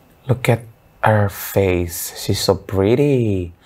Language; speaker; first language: English; non-native, fluent; Indonesian